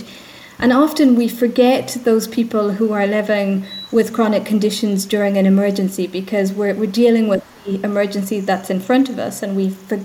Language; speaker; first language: English; native; English